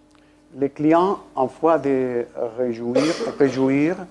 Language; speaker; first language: French; non-native, fluent; Spanish